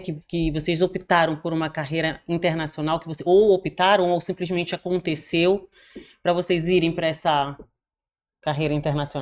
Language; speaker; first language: Portuguese; native; Portuguese